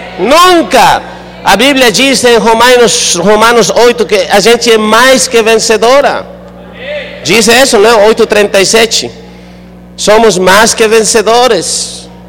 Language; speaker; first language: Portuguese; non-native, fluent; Spanish